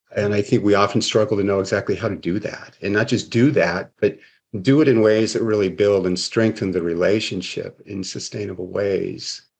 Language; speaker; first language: English; native; English